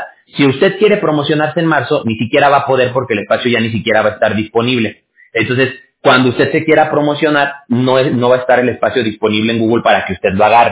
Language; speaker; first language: Spanish; native; Spanish